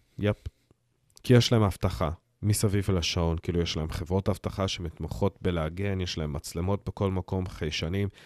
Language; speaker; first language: Hebrew; native; Hebrew